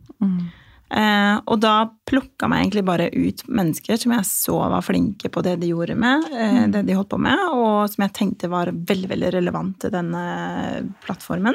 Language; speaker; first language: Norwegian; early bilingual, other home language; Albanian